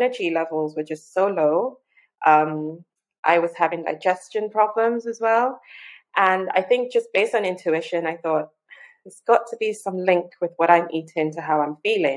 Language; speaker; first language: English; non-native, local second language; Yoruba